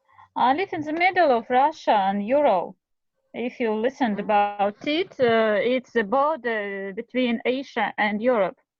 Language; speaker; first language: English; non-native, learner; Russian